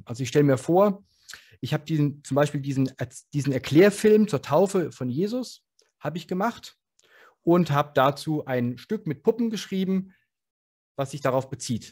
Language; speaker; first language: German; native; German